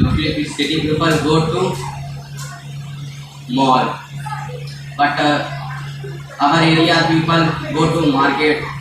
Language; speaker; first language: English; non-native, learner; Hindi